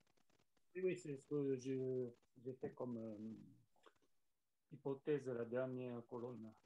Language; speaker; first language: French; non-native, learner; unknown